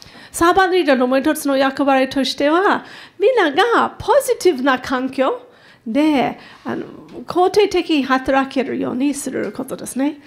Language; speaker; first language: Japanese; non-native, fluent; English